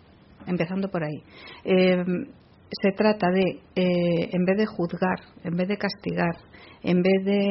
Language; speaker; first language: Spanish; native; Spanish